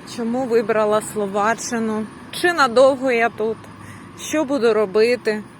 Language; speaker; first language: Ukrainian; native; Ukrainian